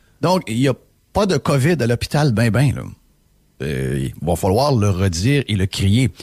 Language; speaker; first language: French; native; French